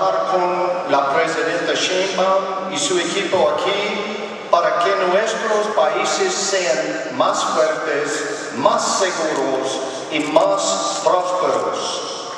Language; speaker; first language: Spanish; non-native, learner; English